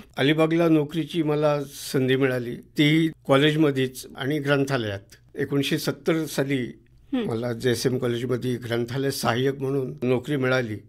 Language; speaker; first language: Marathi; native; Marathi